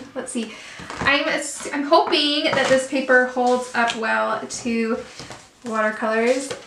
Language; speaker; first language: English; native; English